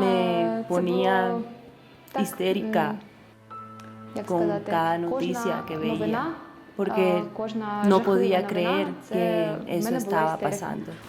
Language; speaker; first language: Spanish; non-native, fluent; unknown